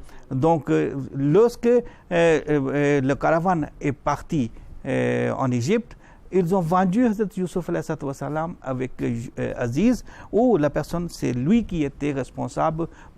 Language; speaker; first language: French; non-native, fluent; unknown